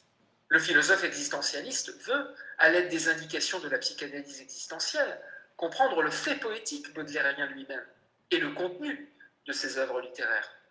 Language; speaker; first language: French; native; French